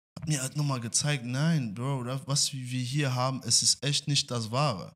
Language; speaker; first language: German; non-native, fluent; French